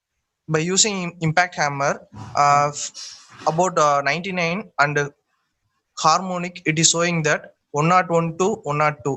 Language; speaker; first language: English; non-native, local second language; Tamil